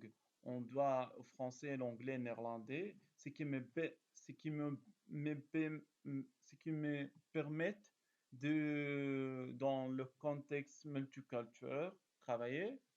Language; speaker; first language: French; non-native, learner; Arabic